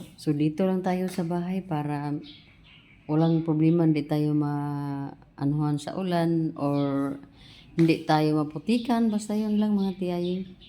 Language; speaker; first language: Filipino; non-native, local second language; Cebuano